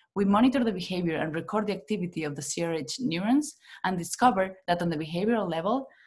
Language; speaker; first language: English; non-native, fluent; Spanish